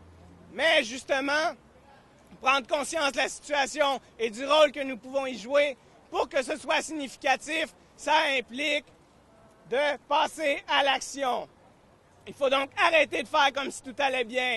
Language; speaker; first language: French; native; French